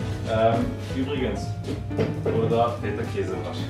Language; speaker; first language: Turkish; non-native, learner; German